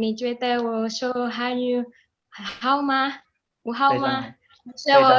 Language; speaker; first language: Chinese; non-native, learner; Indonesian